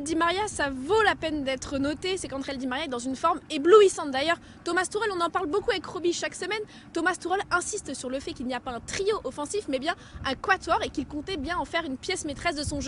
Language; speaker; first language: French; native; French